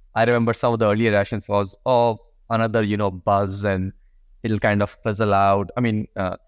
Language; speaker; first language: English; non-native, local second language; Hindi